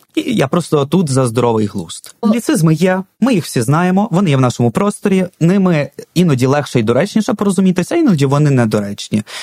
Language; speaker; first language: Ukrainian; non-native, local second language; Russian